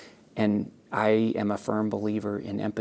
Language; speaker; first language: English; native; English